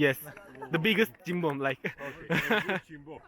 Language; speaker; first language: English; non-native, learner; Turkish